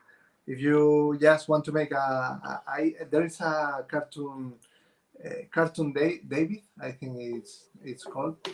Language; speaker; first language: English; non-native, fluent; Spanish